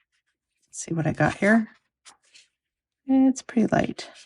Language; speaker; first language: English; native; English